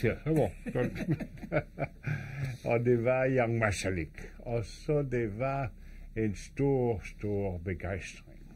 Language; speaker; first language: Danish; non-native, fluent; French